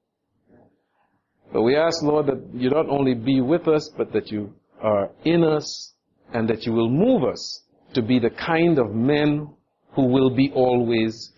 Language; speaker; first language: English; native; English